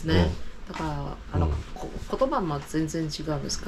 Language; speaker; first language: Japanese; non-native, fluent; Chinese